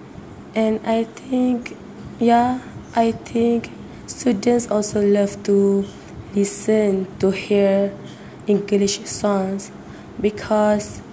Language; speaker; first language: English; non-native, learner; Malay